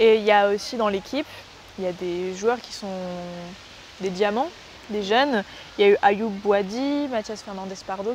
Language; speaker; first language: French; native; French